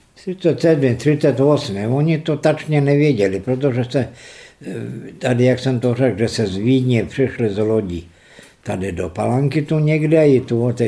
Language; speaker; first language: Czech; early bilingual, heritage; Serbian